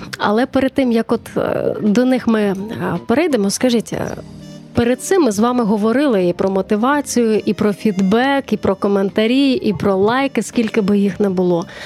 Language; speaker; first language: Ukrainian; native; Ukrainian